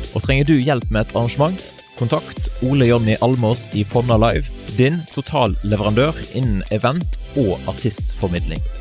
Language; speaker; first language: Norwegian; native; Norwegian